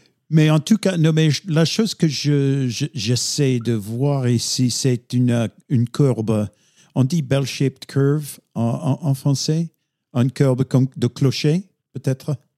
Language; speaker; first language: French; non-native, fluent; English